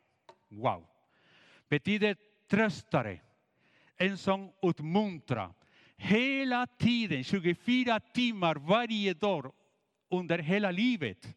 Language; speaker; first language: Swedish; non-native, fluent; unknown